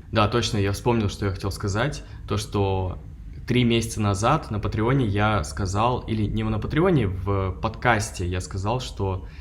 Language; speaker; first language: Russian; native; Russian